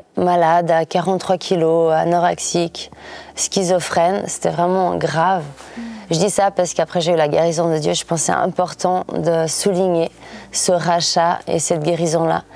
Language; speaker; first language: French; early bilingual, other home language; Portuguese